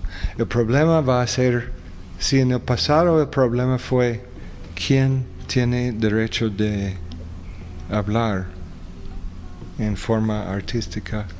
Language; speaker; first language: Spanish; non-native, fluent; English